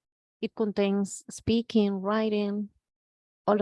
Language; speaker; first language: English; non-native, learner; Spanish